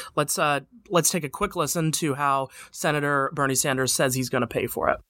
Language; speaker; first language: English; native; English